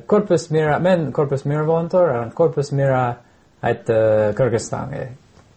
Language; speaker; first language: Kyrgyz; non-native, learner; English